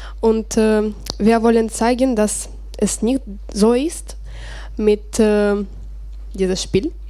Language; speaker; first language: German; non-native, learner; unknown